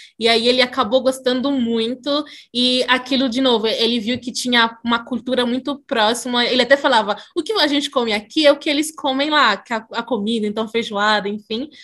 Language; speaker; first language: Portuguese; early bilingual, other home language; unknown